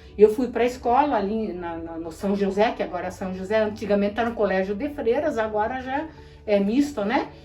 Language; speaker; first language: Portuguese; early bilingual, other home language; Polish